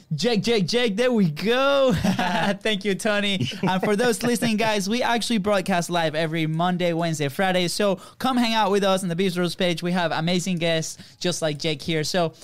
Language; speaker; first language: English; non-native, fluent; Spanish